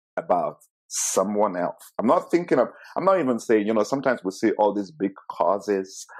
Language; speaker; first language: English; non-native, fluent; Italian